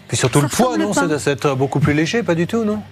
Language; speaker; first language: French; native; French